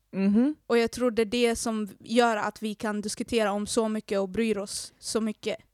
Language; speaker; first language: Swedish; native; Swedish